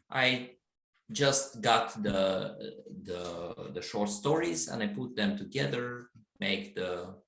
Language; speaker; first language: English; non-native, fluent; Romanian